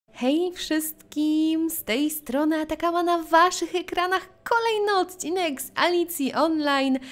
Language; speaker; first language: Polish; native; Polish